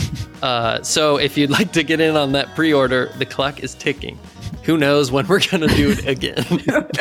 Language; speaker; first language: English; native; English